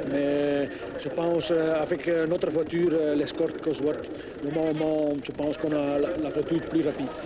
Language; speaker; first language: French; non-native, local second language; Dutch